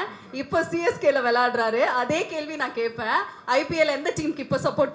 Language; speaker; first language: Tamil; native; Tamil